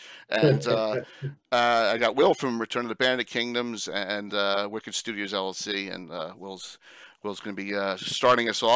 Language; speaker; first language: English; native; English